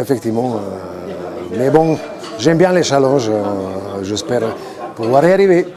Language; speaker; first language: French; non-native, fluent; Croatian